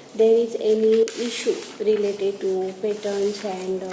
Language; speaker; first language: English; non-native, local second language; Gujarati